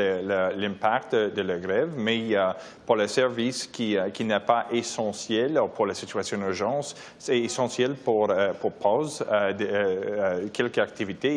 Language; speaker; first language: French; non-native, learner; English